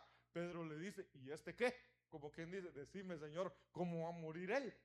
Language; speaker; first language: Spanish; native; Spanish